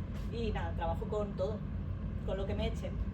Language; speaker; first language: Spanish; native; Spanish